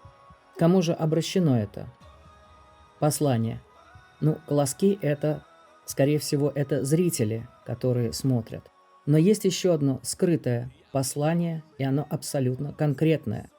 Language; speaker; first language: Russian; native; Russian